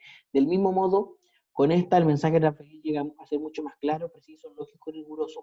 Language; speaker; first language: Spanish; native; Spanish